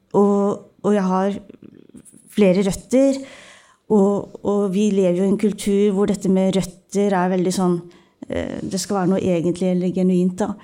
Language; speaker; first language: Norwegian; early bilingual, other home language; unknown